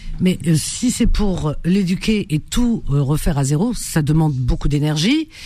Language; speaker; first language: French; native; French